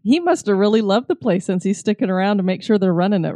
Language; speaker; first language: English; native; English